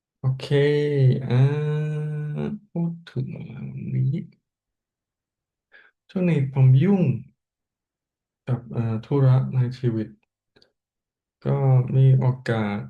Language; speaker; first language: Thai; non-native, learner; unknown